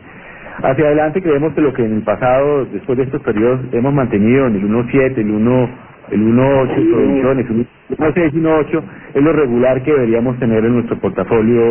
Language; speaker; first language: Spanish; native; Spanish